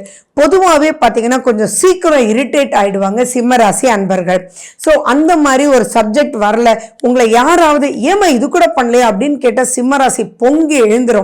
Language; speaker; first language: Tamil; native; Tamil